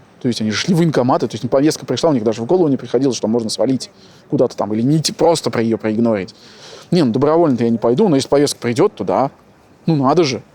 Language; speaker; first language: Russian; native; Russian